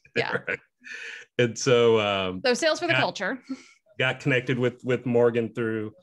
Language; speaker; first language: English; native; English